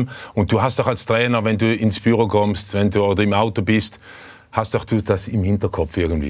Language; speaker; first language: German; native; German